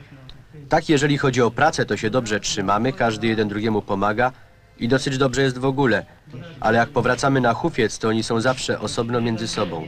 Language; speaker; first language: Polish; native; Polish